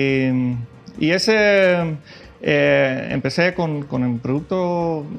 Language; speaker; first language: Spanish; non-native, fluent; Dutch